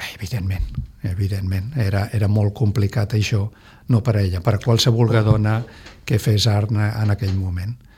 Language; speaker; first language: Catalan; non-native, local second language; Spanish